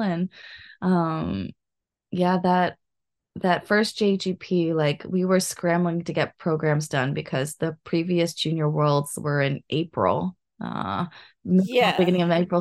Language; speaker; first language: English; native; English